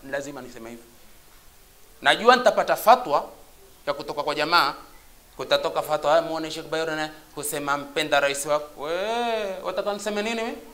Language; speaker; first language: Swahili; native; Swahili